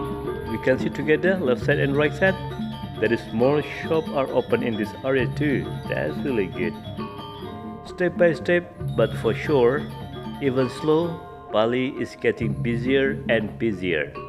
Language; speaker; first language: English; non-native, learner; Indonesian